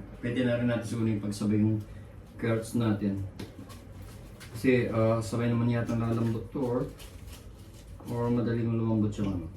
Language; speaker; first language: Filipino; native; Filipino